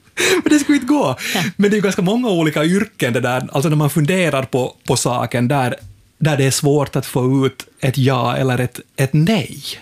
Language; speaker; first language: Swedish; native; Swedish